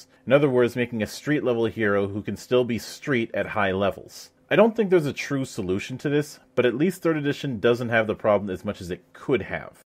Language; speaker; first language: English; native; English